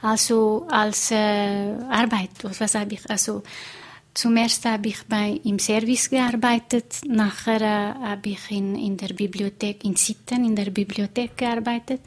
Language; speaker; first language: German; non-native, fluent; Portuguese